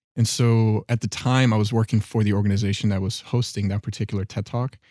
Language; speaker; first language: English; non-native, fluent; German